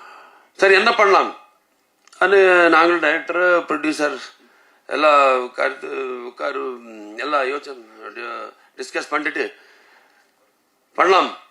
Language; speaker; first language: Tamil; non-native, learner; Telugu